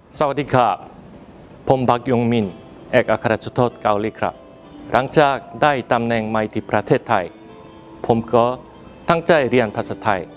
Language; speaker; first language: Thai; non-native, learner; Korean